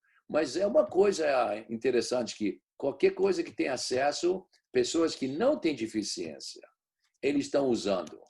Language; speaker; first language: Portuguese; early bilingual, heritage; Portuguese